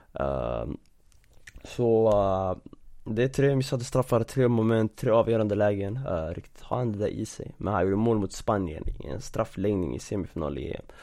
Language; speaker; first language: Swedish; early bilingual, other home language; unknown